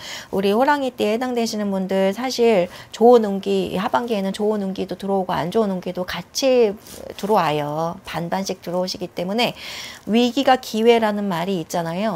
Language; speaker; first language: Korean; native; Korean